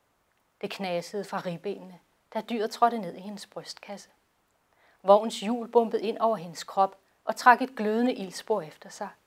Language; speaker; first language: Danish; native; Danish